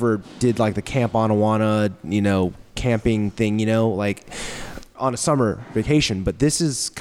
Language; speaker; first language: English; native; English